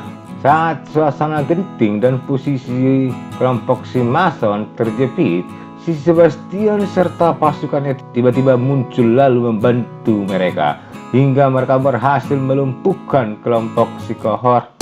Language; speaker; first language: Indonesian; native; Indonesian